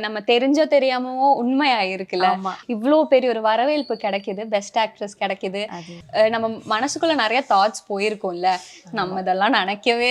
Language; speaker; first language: Tamil; native; Tamil